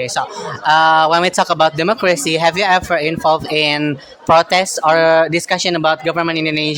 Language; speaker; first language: English; non-native, learner; Indonesian